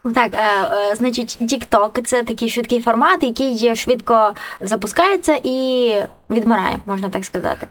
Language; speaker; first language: Ukrainian; native; Ukrainian